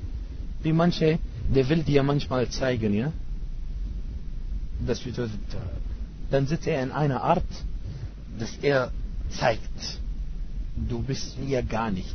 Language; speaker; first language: German; non-native, fluent; Arabic